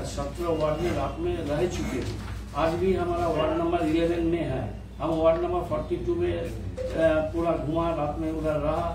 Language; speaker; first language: Hindi; non-native, local second language; Bangla